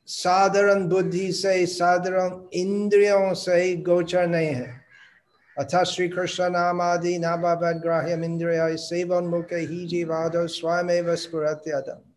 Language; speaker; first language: Hindi; non-native, local second language; Bangla